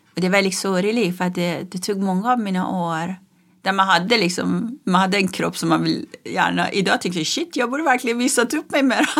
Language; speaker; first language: Swedish; non-native, fluent; Persian